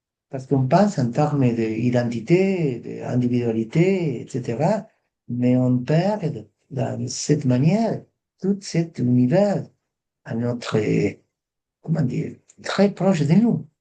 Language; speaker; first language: French; non-native, fluent; Spanish